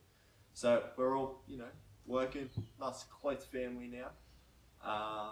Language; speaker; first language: English; native; English